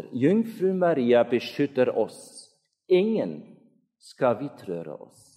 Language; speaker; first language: Swedish; non-native, fluent; German